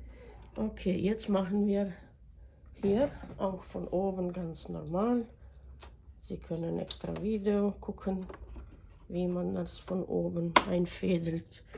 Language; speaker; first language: German; non-native, fluent; Croatian